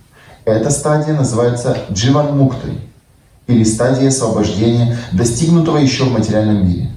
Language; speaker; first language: Russian; native; Russian